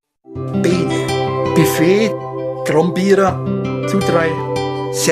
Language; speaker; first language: German; native; German